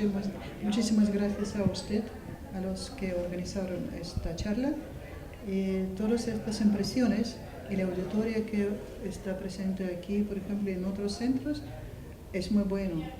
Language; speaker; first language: Spanish; non-native, fluent; Russian